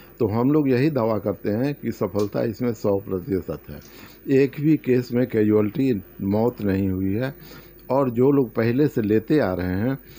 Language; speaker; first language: Hindi; native; Hindi